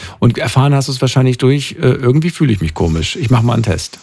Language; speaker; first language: German; native; German